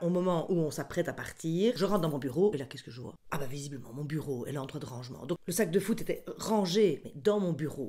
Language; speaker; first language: French; native; French